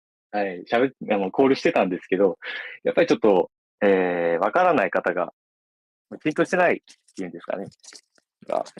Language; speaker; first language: Japanese; native; Japanese